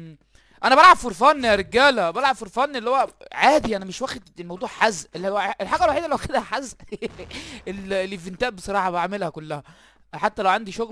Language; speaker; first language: Arabic; native; Arabic